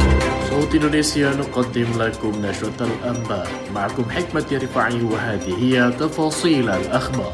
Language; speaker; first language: Arabic; non-native, fluent; Indonesian